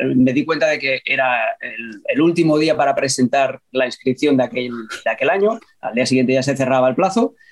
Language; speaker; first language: Spanish; native; Spanish